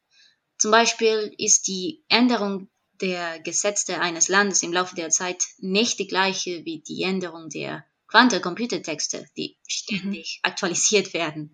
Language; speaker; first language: German; non-native, fluent; Spanish